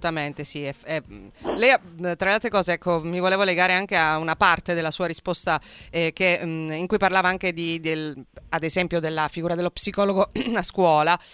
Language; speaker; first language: Italian; native; Italian